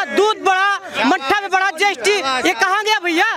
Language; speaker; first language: Hindi; native; Hindi